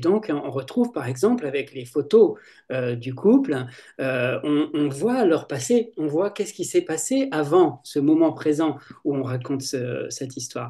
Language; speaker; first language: French; native; French